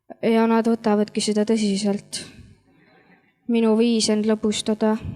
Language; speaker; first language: Estonian; native; Estonian